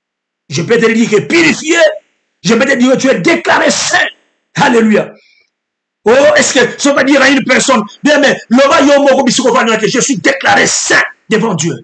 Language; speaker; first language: French; non-native, local second language; Lingala